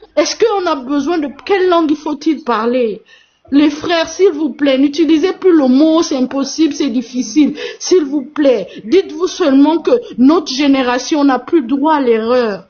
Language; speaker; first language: French; non-native, fluent; Portuguese